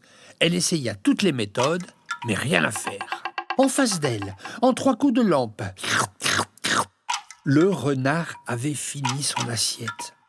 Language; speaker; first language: French; native; French